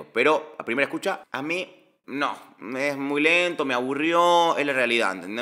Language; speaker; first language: Spanish; native; Spanish